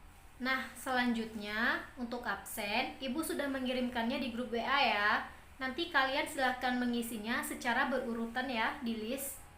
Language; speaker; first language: Indonesian; native; Indonesian